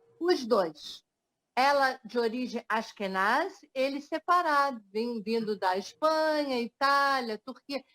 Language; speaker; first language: Portuguese; early bilingual, other home language; French